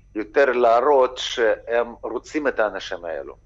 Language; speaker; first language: Hebrew; early bilingual, other home language; Ukrainian